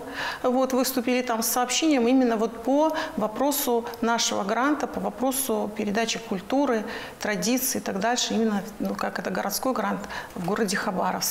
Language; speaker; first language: Russian; native; Russian